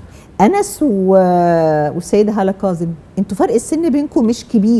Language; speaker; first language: Arabic; native; Arabic